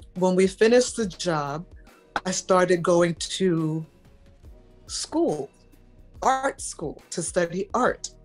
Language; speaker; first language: English; native; English